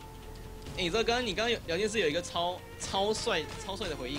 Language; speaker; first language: Chinese; native; Chinese